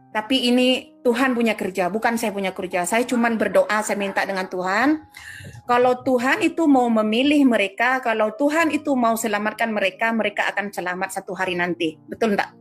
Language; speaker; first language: Indonesian; non-native, local second language; Madurese